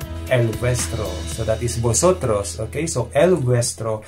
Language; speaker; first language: Spanish; non-native, fluent; Filipino